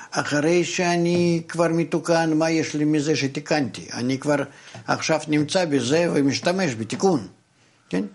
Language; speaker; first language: Hebrew; non-native, fluent; Russian